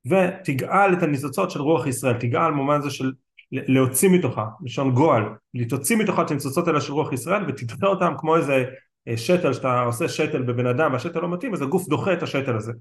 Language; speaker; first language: Hebrew; native; Hebrew